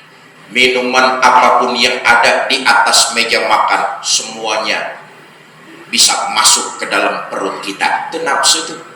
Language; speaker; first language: Indonesian; native; Indonesian